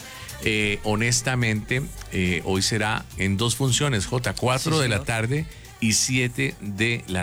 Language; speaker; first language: Spanish; native; Spanish